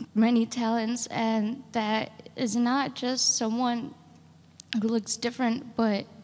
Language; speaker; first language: English; native; English